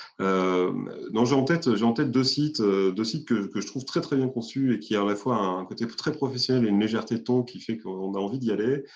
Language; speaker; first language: French; native; French